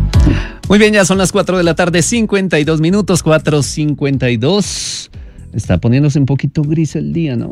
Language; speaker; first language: Spanish; native; Spanish